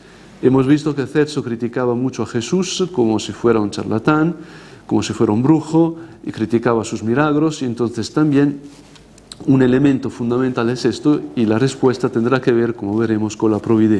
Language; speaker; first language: Spanish; non-native, fluent; Italian